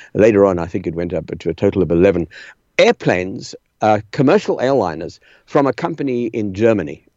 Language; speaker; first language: English; native; English